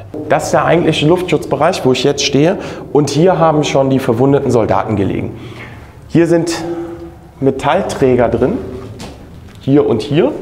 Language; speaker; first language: German; native; German